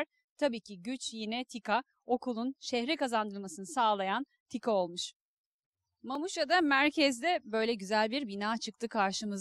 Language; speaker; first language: Turkish; native; Turkish